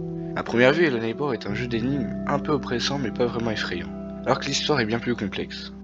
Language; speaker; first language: French; native; French